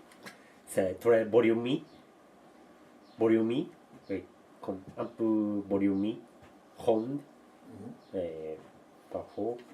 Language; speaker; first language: French; non-native, learner; Japanese